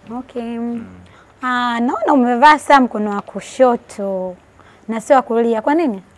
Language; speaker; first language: Swahili; native; Swahili